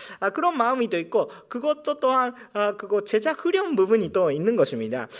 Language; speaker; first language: Korean; non-native, fluent; Japanese